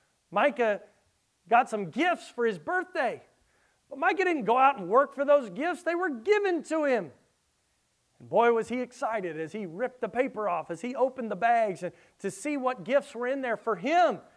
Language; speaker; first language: English; native; English